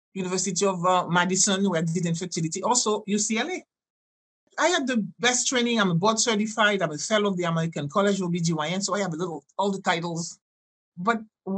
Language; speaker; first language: English; non-native, fluent; French